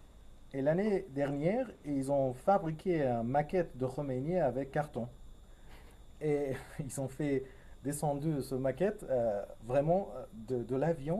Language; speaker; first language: French; non-native, fluent; Persian